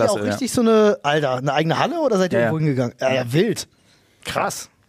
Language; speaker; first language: German; native; German